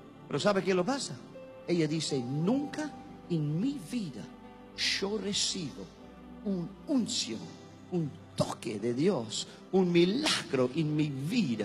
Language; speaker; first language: Spanish; non-native, learner; English